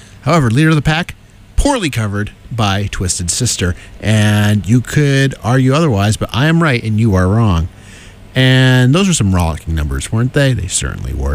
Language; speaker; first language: English; native; English